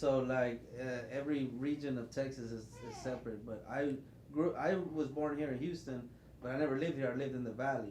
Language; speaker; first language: English; native; English